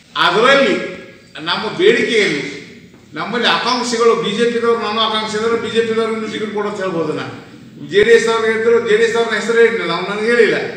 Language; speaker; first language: Kannada; native; Kannada